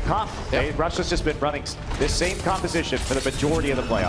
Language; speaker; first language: English; native; English